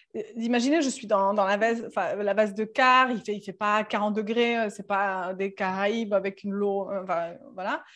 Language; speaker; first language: French; non-native, fluent; Serbian